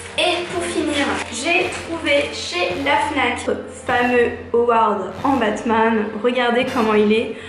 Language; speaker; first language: French; early bilingual, other home language; Portuguese